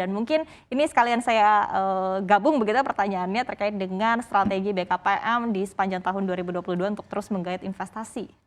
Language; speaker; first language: Indonesian; native; Indonesian